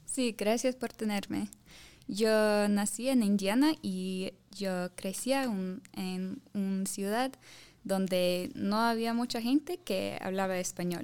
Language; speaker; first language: Spanish; non-native, fluent; English